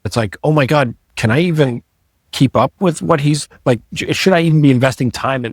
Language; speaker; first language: English; native; English